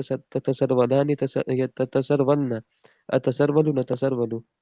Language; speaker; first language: Arabic; non-native, learner; Urdu